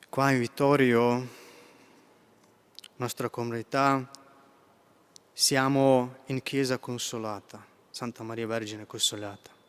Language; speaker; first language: Italian; non-native, fluent; Ukrainian